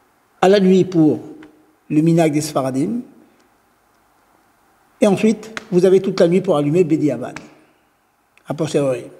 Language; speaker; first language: French; native; French